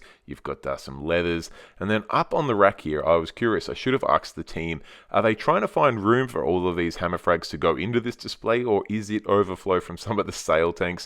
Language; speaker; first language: English; native; English